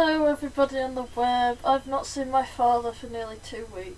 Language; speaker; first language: English; native; English